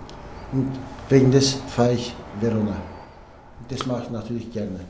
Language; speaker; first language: German; non-native, learner; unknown